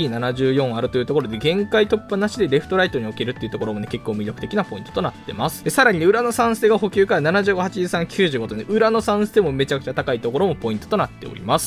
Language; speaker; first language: Japanese; native; Japanese